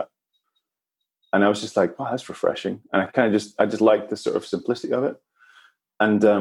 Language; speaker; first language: English; native; English